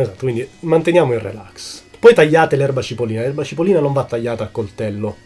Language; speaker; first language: Italian; native; Italian